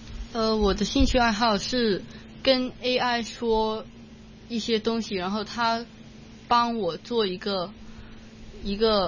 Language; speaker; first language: Chinese; non-native, local second language; Cantonese